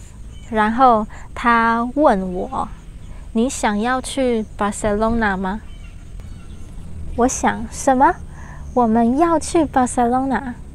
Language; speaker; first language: Chinese; non-native, learner; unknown